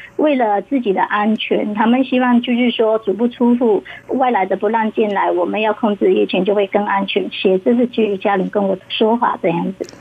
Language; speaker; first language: Chinese; native; Chinese